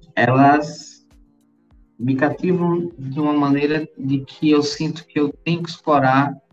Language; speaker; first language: Portuguese; native; Portuguese